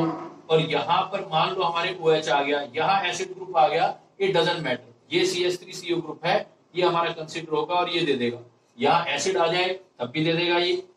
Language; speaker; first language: Hindi; native; Hindi